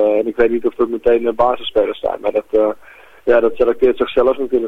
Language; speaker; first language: Dutch; native; Dutch